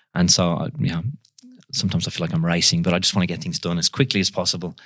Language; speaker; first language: English; non-native, local second language; Irish